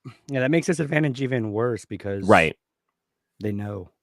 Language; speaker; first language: English; native; English